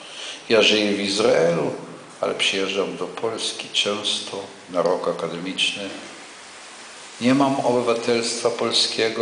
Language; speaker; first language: Polish; non-native, local second language; Yiddish